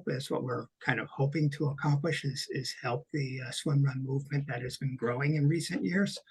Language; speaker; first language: English; native; English